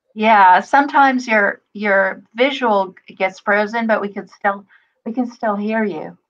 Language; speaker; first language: English; non-native, fluent; Hebrew